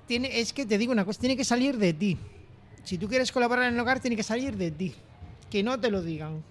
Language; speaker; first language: Spanish; native; Spanish